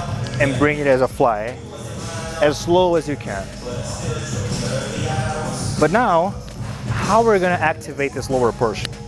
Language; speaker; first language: English; non-native, fluent; Portuguese